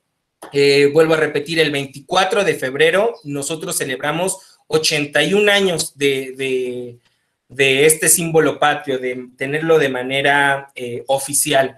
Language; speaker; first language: Spanish; native; Spanish